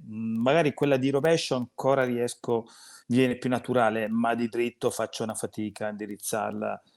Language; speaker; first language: Italian; native; Italian